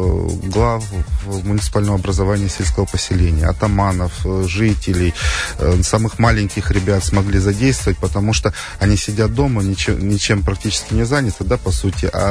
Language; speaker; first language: Russian; native; Russian